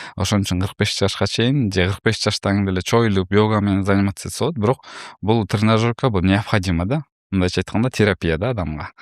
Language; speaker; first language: Kyrgyz; native; Kyrgyz